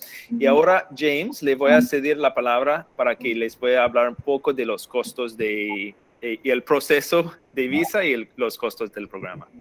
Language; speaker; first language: Spanish; non-native, fluent; English